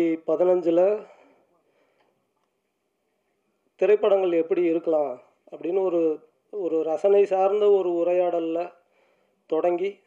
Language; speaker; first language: Tamil; native; Tamil